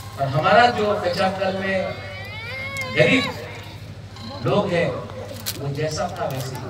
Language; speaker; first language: Hindi; non-native, local second language; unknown